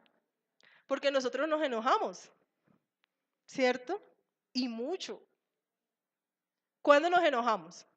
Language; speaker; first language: Spanish; native; Spanish